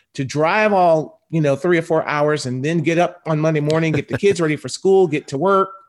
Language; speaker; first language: English; native; English